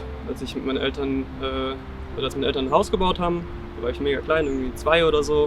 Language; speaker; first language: German; native; German